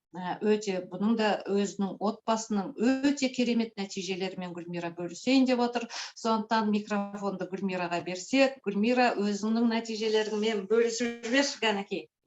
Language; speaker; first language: Kazakh; native; Kazakh